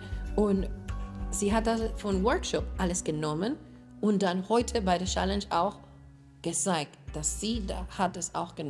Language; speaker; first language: German; non-native, fluent; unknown